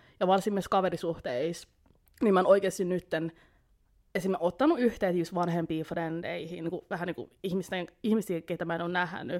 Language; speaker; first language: Finnish; early bilingual, heritage; Finnish